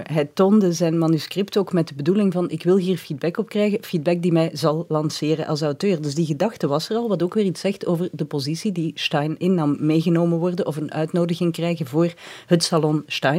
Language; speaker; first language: Dutch; native; Dutch